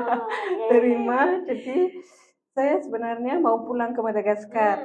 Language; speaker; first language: Indonesian; non-native, fluent; Malagasy